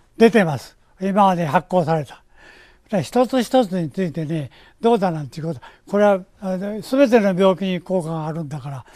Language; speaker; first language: Japanese; native; Japanese